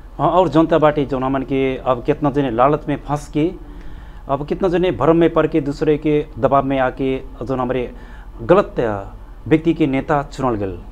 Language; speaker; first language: Bhojpuri; native; Bhojpuri